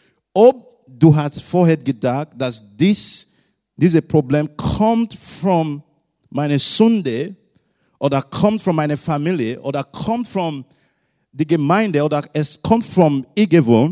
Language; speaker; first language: German; non-native, learner; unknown